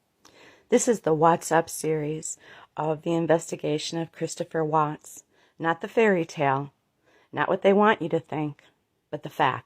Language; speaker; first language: English; native; English